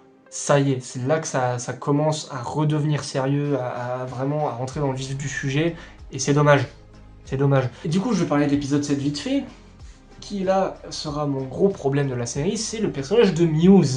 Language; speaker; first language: French; native; French